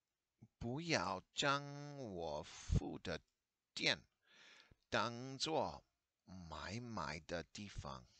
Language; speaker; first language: Chinese; non-native, fluent; English